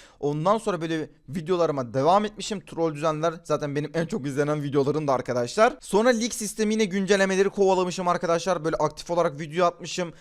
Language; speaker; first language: Turkish; native; Turkish